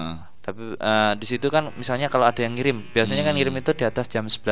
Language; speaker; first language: Indonesian; native; Indonesian